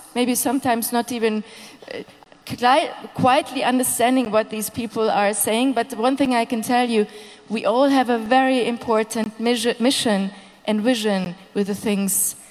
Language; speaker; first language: English; non-native, fluent; Hungarian